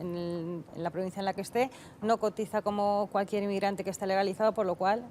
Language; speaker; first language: Spanish; native; Spanish